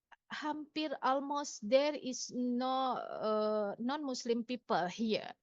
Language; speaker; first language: English; non-native, local second language; Indonesian